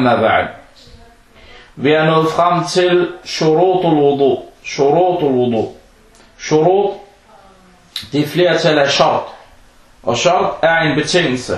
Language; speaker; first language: Danish; non-native, fluent; Arabic